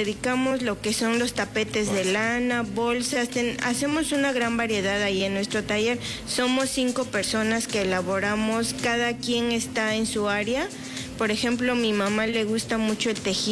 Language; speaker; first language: Spanish; non-native, local second language; Zapotec